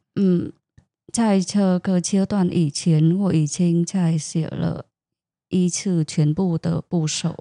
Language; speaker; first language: Chinese; non-native, learner; Vietnamese